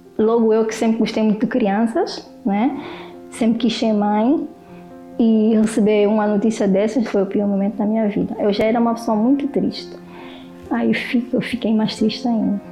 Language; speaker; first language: Portuguese; native; Portuguese